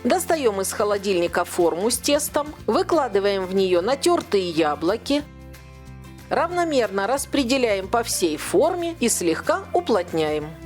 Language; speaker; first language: Russian; native; Russian